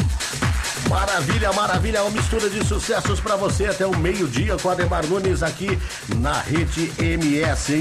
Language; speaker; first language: Portuguese; native; Portuguese